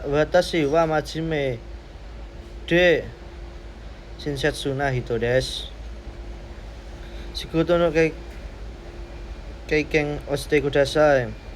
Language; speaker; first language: Japanese; non-native, learner; Indonesian